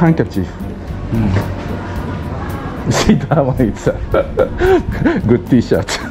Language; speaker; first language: English; non-native, learner; Japanese